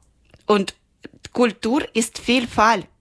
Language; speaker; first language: German; non-native, learner; Ukrainian